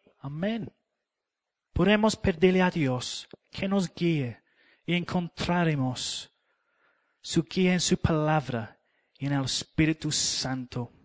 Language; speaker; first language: Spanish; non-native, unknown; English